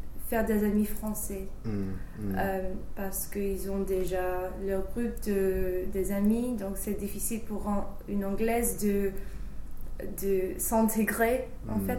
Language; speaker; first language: French; non-native, fluent; English